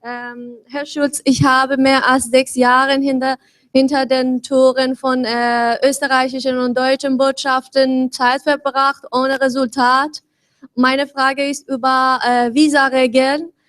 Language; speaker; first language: German; non-native, fluent; Persian